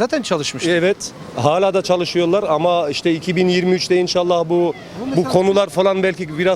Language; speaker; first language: Turkish; early bilingual, heritage; Turkish